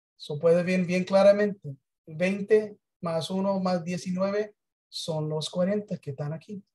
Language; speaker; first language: Spanish; early bilingual, heritage; English